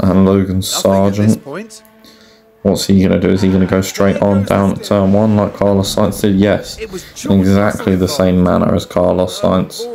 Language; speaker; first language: English; native; English